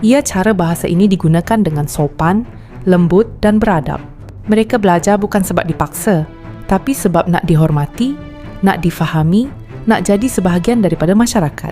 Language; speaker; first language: Malay; native; Malay